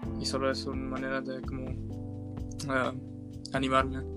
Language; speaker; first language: Spanish; early bilingual, heritage; Spanish